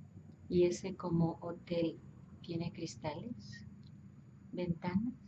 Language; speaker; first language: Spanish; native; Spanish